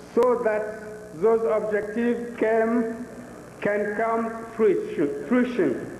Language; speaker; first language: English; non-native, fluent; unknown